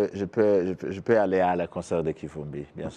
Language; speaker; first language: French; non-native, learner; Kinyarwanda